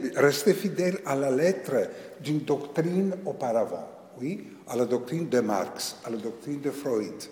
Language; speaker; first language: French; non-native, fluent; Greek